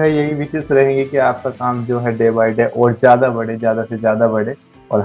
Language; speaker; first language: Hindi; native; Hindi